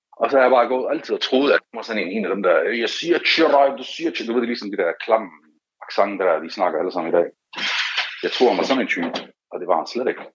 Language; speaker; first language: Danish; early bilingual, other home language; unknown